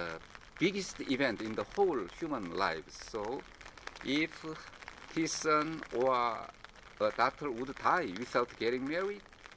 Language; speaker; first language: English; non-native, fluent; Korean